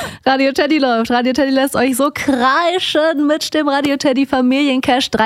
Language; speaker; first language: German; native; German